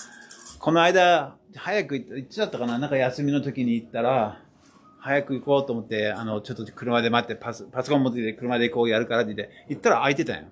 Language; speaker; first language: Japanese; non-native, fluent; English